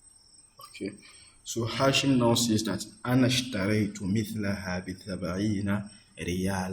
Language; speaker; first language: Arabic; non-native, fluent; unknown